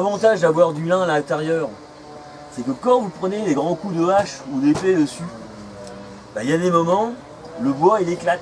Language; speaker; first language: French; native; French